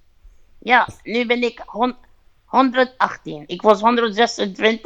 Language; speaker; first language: Dutch; non-native, fluent; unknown